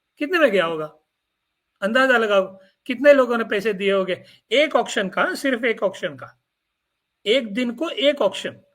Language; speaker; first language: Urdu; non-native, local second language; Gujarati